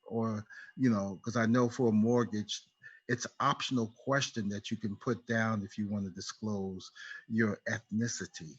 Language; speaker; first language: English; native; English